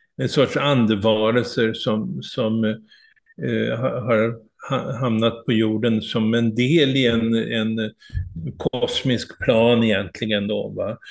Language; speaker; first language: Swedish; native; Swedish